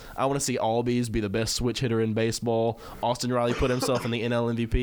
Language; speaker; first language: English; native; English